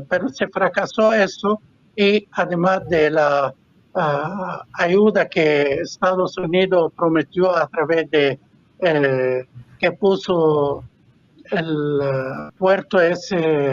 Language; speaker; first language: Spanish; non-native, fluent; Arabic